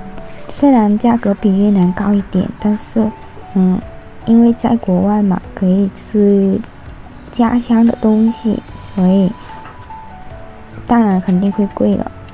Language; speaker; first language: Chinese; non-native, learner; Vietnamese